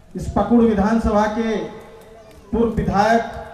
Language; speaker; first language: Hindi; non-native, local second language; Bangla